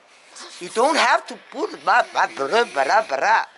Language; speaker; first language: English; non-native, fluent; Danish